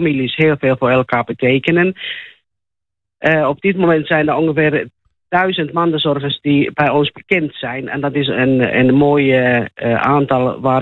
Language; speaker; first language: Dutch; non-native, fluent; Finnish